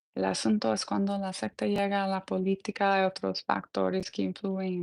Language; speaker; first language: Spanish; early bilingual, other home language; English